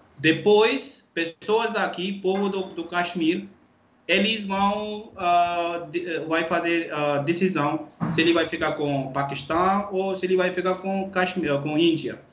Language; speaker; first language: Portuguese; non-native, learner; Urdu